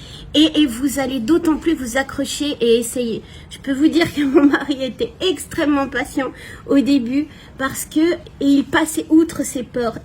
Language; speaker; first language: French; native; French